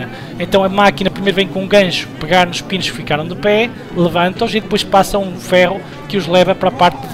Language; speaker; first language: Portuguese; native; Portuguese